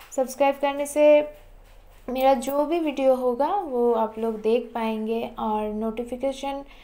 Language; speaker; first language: Hindi; non-native, local second language; Bangla